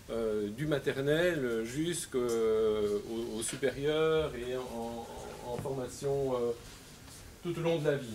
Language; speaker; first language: French; native; French